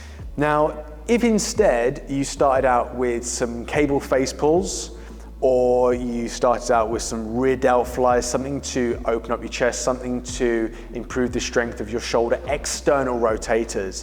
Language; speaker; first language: English; native; English